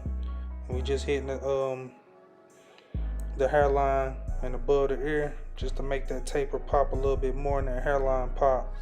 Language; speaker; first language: English; native; English